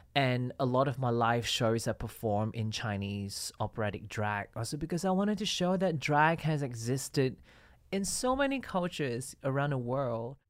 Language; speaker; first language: English; non-native, local second language; Cantonese